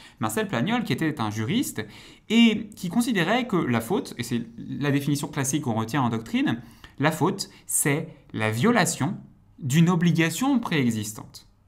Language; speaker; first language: French; native; French